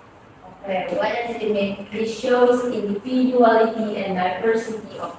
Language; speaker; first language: English; non-native, fluent; Indonesian